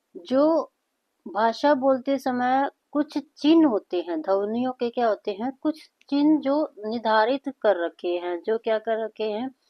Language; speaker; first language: Hindi; native; Hindi